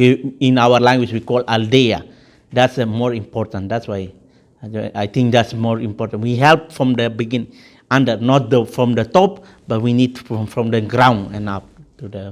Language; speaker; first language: English; non-native, fluent; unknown